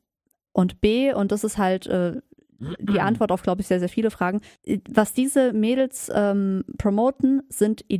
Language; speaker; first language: German; native; German